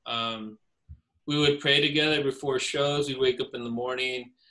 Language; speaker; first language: English; native; English